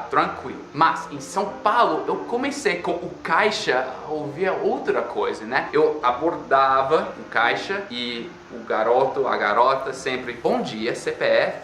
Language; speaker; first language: Portuguese; non-native, fluent; English